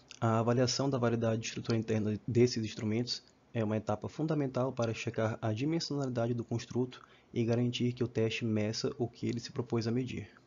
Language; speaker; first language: Portuguese; native; Portuguese